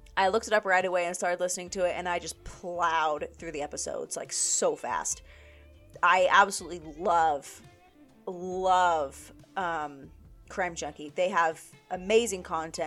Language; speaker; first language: English; native; English